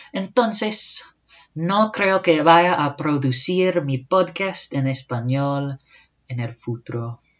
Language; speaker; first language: Spanish; non-native, fluent; English